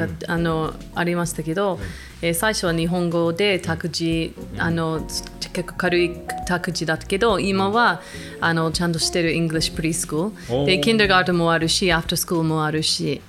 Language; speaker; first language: Japanese; non-native, fluent; English